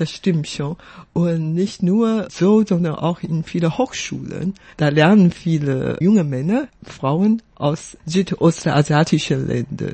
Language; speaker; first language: German; non-native, fluent; Chinese